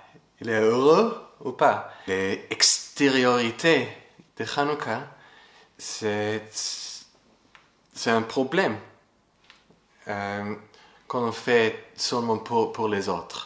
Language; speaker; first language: French; non-native, fluent; English